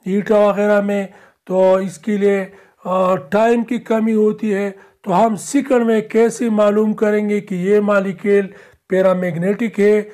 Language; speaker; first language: Urdu; non-native, local second language; Pashto